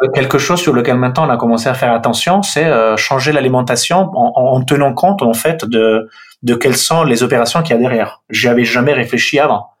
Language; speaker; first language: French; non-native, fluent; Italian